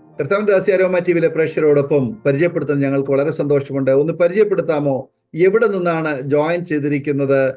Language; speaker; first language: Malayalam; native; Malayalam